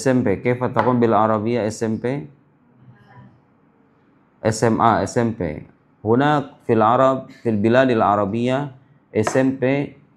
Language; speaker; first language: Arabic; non-native, fluent; Indonesian